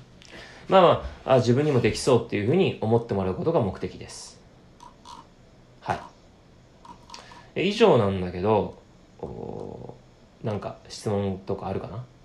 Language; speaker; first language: Japanese; native; Japanese